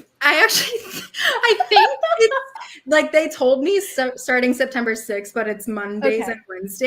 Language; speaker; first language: English; native; English